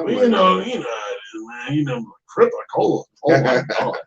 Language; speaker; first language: English; native; English